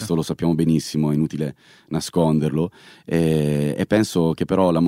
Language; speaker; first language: Italian; native; Italian